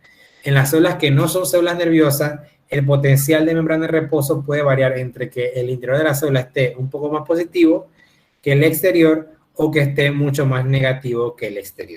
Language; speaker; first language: Spanish; native; Spanish